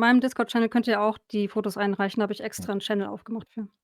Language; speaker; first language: German; native; German